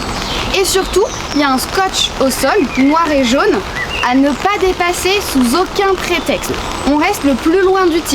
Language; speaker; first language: French; native; French